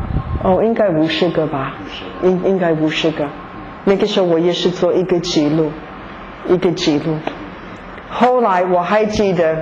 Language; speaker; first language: Chinese; non-native, fluent; English